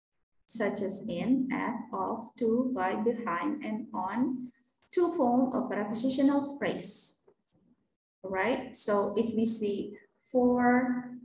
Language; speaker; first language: English; non-native, fluent; Indonesian